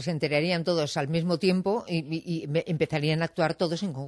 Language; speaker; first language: Spanish; native; Spanish